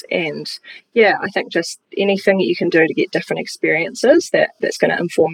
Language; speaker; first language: English; native; English